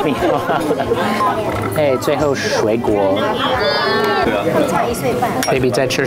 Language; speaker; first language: Chinese; non-native, fluent; English